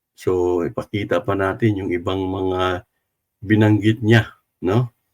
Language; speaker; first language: Filipino; non-native, local second language; Cebuano